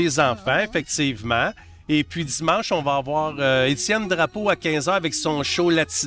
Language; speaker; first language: French; native; French